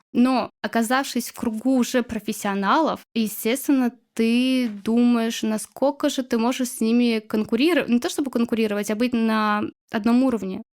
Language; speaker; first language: Russian; native; Russian